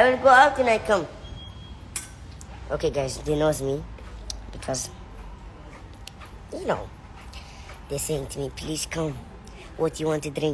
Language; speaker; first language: English; non-native, learner; Tajik